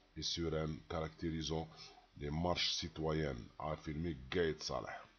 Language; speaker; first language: French; non-native, local second language; Arabic